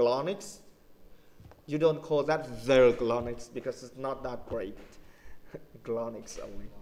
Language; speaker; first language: English; non-native, fluent; Vietnamese